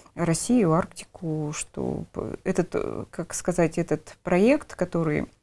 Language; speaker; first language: Russian; native; Russian